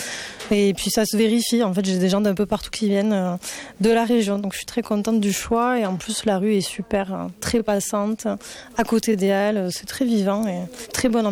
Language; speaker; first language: French; native; French